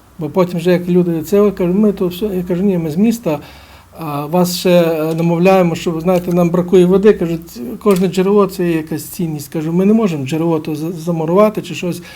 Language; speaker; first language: Ukrainian; native; Ukrainian